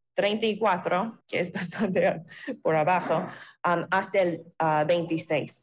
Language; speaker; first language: Spanish; non-native, fluent; English